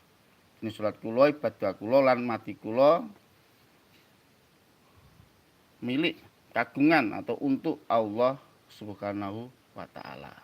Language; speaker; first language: Indonesian; native; Indonesian